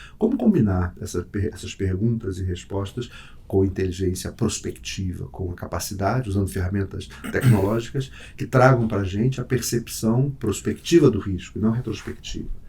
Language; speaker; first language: Portuguese; native; Portuguese